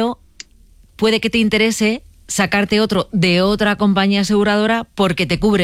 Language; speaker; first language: Spanish; native; Spanish